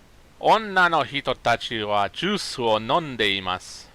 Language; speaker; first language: Japanese; non-native, learner; English